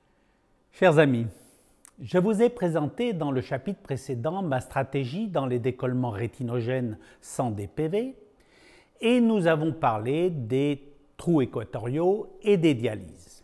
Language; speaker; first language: French; native; French